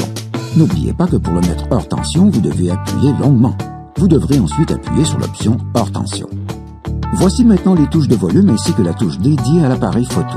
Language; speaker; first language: French; native; French